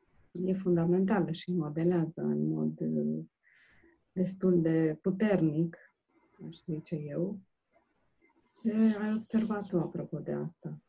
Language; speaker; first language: Romanian; native; Romanian